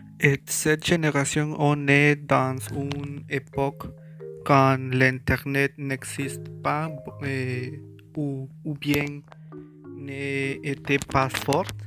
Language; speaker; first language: French; non-native, learner; Spanish